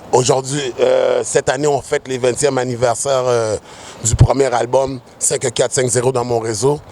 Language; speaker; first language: French; early bilingual, other home language; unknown